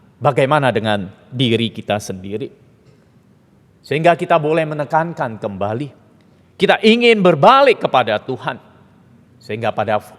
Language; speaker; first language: Indonesian; native; Indonesian